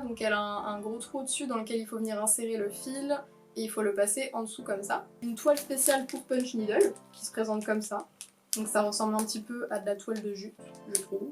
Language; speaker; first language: French; native; French